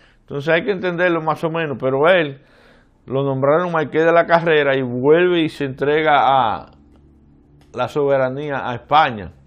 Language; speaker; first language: Spanish; native; Spanish